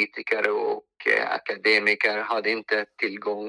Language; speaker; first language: Swedish; non-native, fluent; Arabic